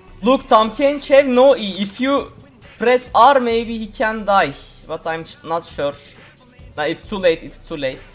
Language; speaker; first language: English; non-native, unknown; Turkish